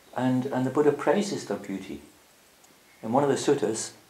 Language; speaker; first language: English; native; English